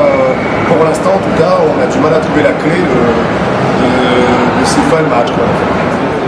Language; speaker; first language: French; native; French